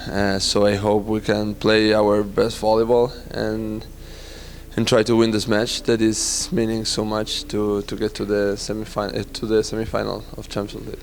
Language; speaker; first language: English; non-native, fluent; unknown